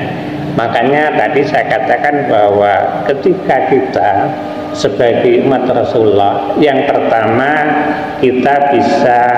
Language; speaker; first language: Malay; non-native, local second language; Javanese